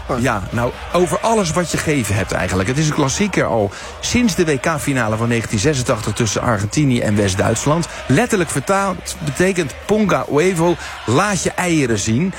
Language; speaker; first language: Dutch; native; Dutch